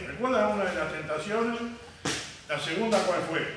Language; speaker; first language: Spanish; native; Spanish